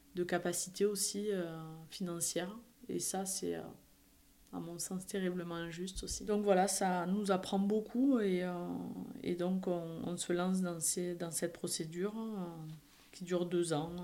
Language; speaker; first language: French; native; French